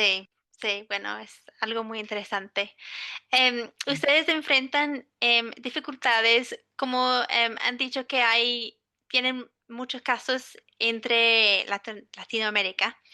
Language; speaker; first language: Spanish; non-native, fluent; English